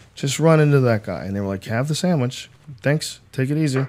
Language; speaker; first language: English; native; English